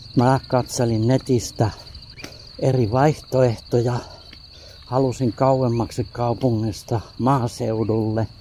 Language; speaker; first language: Finnish; native; Finnish